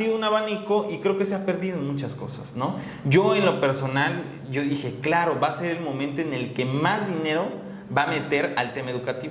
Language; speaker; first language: Spanish; native; Spanish